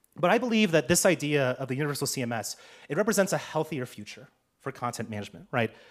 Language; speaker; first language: English; native; English